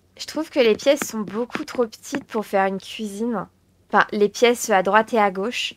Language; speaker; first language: French; native; French